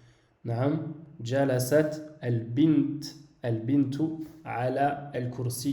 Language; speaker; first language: Arabic; non-native, fluent; French